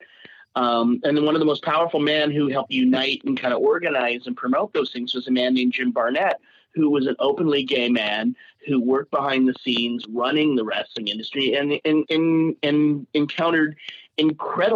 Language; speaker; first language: English; native; English